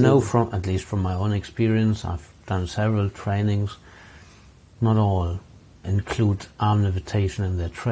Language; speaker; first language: English; non-native, fluent; German